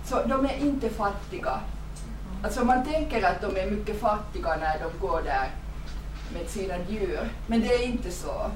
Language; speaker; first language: Swedish; non-native, fluent; Finnish